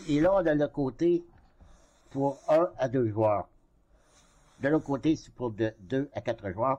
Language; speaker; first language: French; native; French